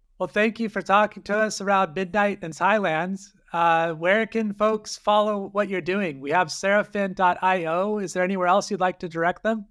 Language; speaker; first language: English; native; English